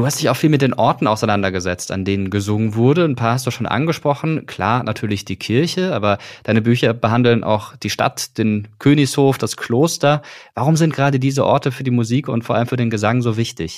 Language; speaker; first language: German; native; German